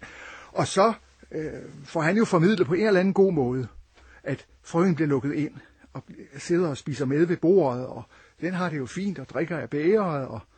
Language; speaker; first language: Danish; native; Danish